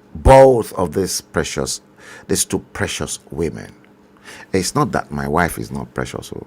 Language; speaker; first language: English; non-native, local second language; Yoruba